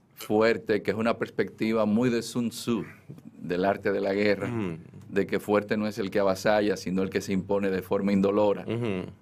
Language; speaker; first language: Spanish; native; Spanish